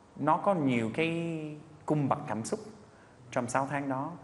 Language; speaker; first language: Vietnamese; non-native, fluent; English